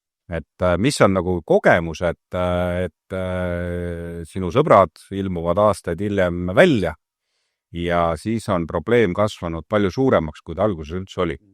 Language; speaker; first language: Estonian; native; Estonian